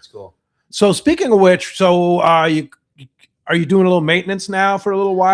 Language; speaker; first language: English; native; English